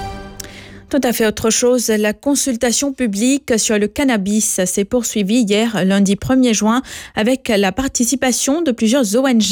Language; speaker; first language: French; non-native, local second language; Morisyen